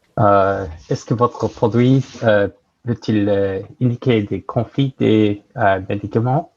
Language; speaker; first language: French; non-native, learner; English